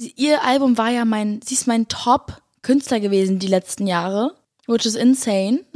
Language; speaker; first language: German; native; German